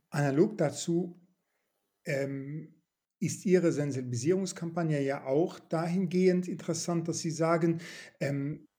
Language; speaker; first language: German; non-native, local second language; Luxembourgish